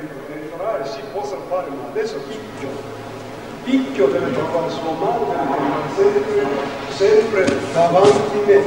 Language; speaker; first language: Italian; non-native, learner; Japanese